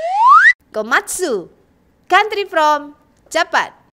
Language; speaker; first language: English; non-native, learner; Indonesian